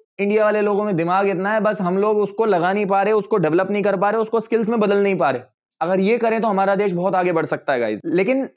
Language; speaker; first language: Hindi; native; Hindi